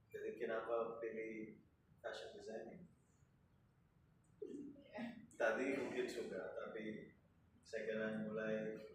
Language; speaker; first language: Indonesian; non-native, fluent; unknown